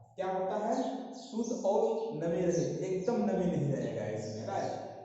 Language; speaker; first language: Hindi; non-native, local second language; Santali